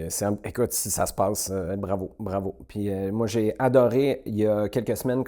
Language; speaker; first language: French; native; French